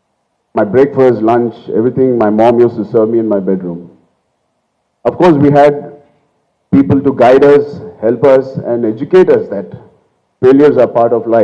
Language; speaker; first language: English; non-native, local second language; Telugu